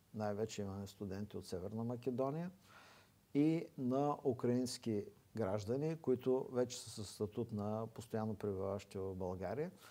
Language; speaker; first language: Bulgarian; native; Bulgarian